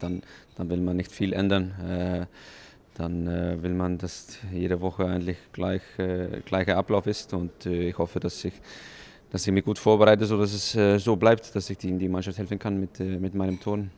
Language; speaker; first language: German; non-native, fluent; Icelandic